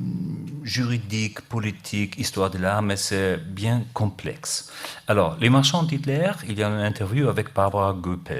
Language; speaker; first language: French; non-native, learner; German